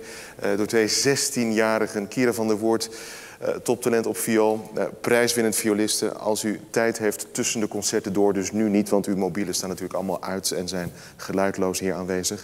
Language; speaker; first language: Dutch; native; Dutch